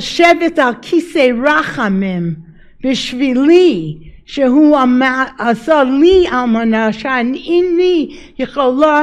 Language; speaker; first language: Hebrew; non-native, learner; English